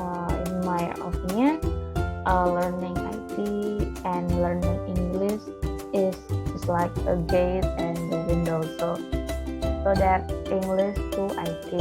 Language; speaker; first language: English; non-native, learner; Indonesian